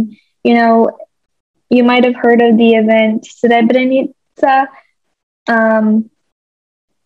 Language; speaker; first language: English; early bilingual, other home language; Bosnian